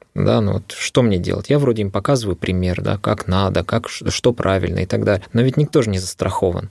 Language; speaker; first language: Russian; early bilingual, other home language; Arabic